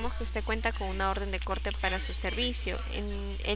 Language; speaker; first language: Spanish; native; Spanish